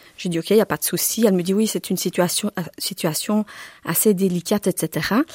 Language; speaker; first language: French; early bilingual, other home language; Turkish